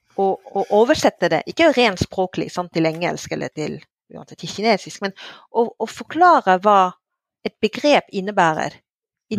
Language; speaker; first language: Norwegian; non-native, fluent; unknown